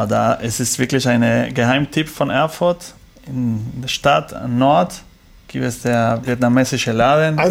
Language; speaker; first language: German; non-native, learner; Spanish